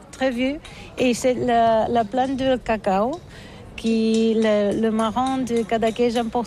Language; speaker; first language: French; non-native, learner; Catalan